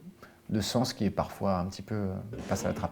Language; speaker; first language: French; native; French